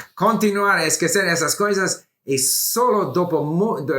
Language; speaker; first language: Portuguese; non-native, learner; English